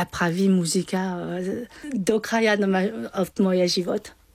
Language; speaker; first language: Bulgarian; non-native, learner; French